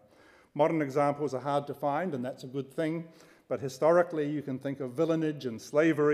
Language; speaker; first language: English; native; English